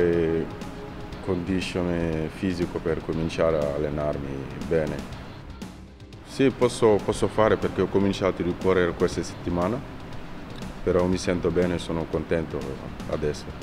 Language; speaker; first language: Italian; non-native, learner; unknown